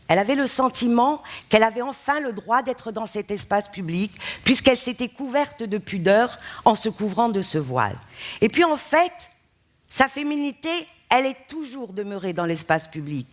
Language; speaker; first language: French; non-native, local second language; Arabic